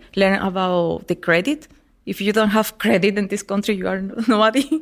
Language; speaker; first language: English; non-native, learner; Spanish